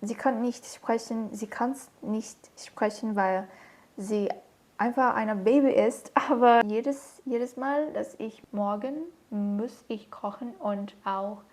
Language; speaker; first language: German; non-native, learner; Portuguese